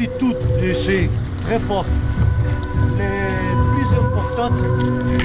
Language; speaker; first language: French; non-native, learner; Portuguese